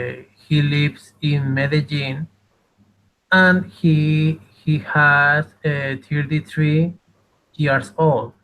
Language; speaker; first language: English; non-native, learner; Spanish